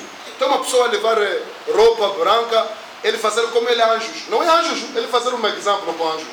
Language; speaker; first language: Portuguese; non-native, learner; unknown